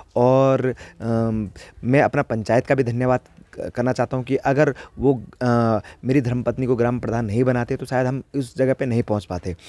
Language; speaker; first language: Hindi; native; Hindi